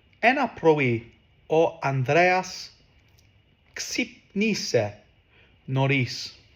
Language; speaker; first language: Greek; non-native, learner; English